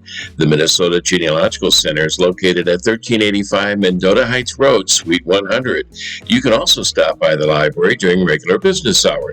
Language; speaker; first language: English; native; English